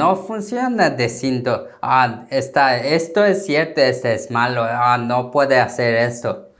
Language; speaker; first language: Spanish; non-native, learner; Korean